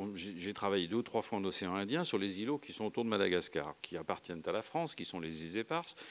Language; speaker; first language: French; native; French